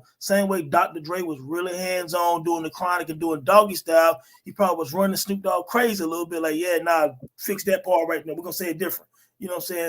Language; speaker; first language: English; native; English